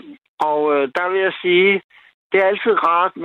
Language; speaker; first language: Danish; native; Danish